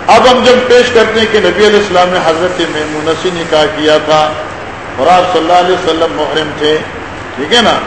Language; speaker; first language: Urdu; non-native, local second language; Northern Hindko